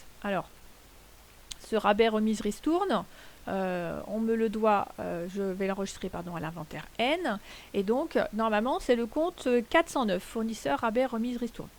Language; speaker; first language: French; native; French